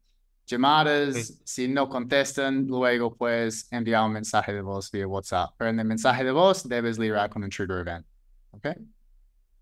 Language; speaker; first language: Spanish; non-native, fluent; English